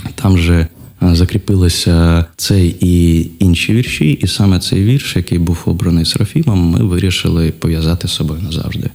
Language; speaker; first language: Ukrainian; non-native, local second language; Russian